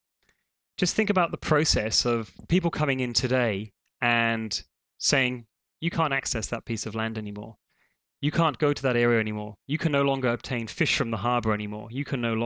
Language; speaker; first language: English; native; English